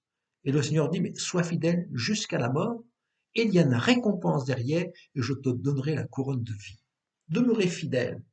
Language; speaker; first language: French; native; French